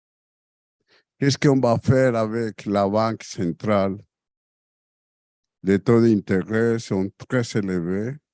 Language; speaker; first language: French; non-native, fluent; Spanish